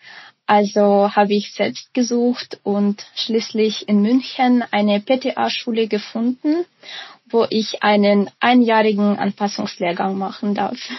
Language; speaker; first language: German; non-native, fluent; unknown